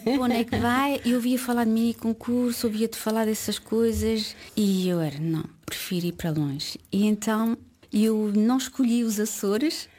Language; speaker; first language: Portuguese; early bilingual, heritage; Portuguese